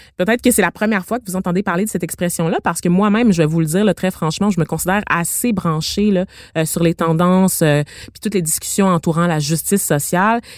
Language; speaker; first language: French; native; French